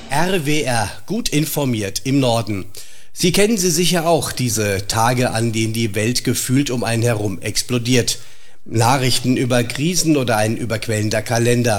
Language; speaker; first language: German; native; German